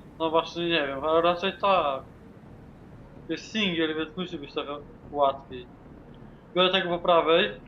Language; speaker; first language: Polish; native; Polish